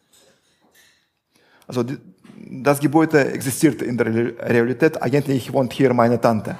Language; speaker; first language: German; non-native, fluent; Russian